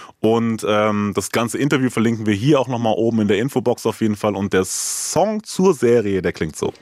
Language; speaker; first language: German; native; German